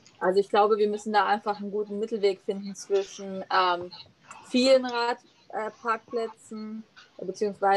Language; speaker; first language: German; native; German